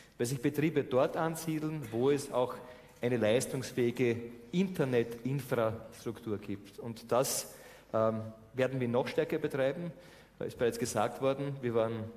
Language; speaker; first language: German; native; German